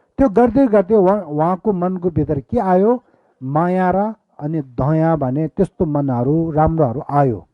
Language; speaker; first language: Nepali; non-native, local second language; Eastern Tamang